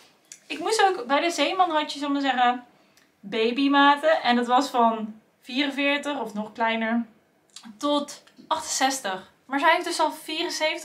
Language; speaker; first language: Dutch; native; Dutch